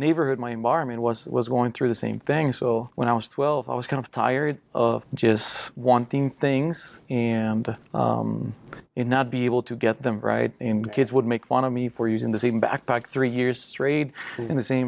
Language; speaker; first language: English; non-native, fluent; Spanish